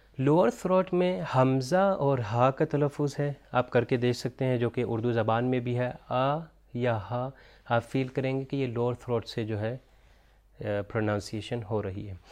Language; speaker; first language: Urdu; native; Urdu